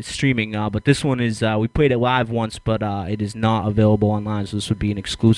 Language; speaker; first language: English; native; English